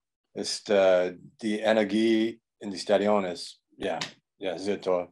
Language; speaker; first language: German; non-native, learner; English